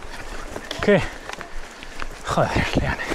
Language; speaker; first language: Spanish; native; Spanish